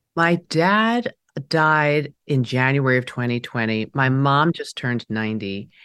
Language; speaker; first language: English; early bilingual, other home language; Chinese